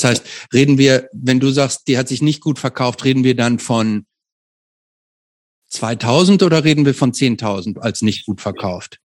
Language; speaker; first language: German; native; German